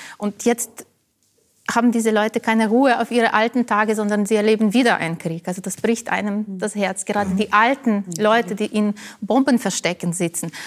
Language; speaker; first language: German; non-native, fluent; Ukrainian